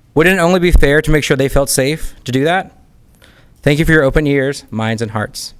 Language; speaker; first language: English; native; English